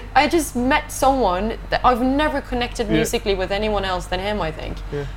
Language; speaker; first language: English; non-native, fluent; Norwegian